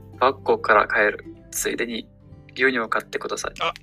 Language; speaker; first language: Japanese; non-native, learner; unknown